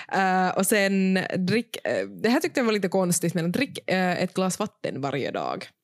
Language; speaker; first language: Swedish; native; Swedish